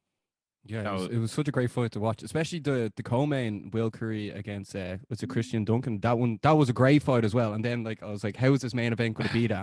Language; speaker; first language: English; native; English